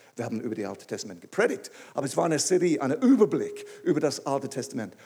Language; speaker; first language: German; non-native, fluent; English